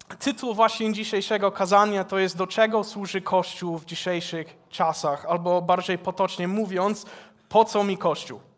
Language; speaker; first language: Polish; non-native, fluent; English